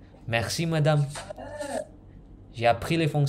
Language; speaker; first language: French; non-native, learner; Indonesian